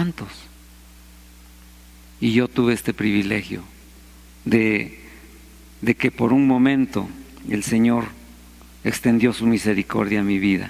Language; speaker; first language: Spanish; native; Spanish